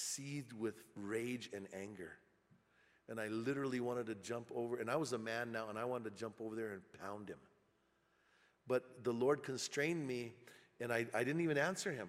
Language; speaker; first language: English; native; English